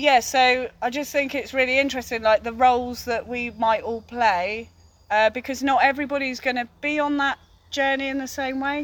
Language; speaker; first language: English; native; English